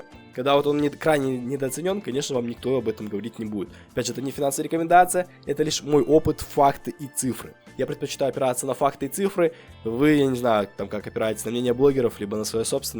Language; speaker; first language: Russian; native; Russian